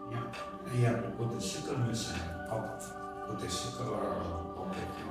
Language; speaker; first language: French; non-native, local second language; Malagasy